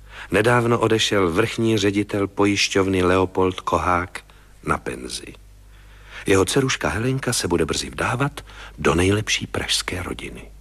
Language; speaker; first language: Czech; native; Czech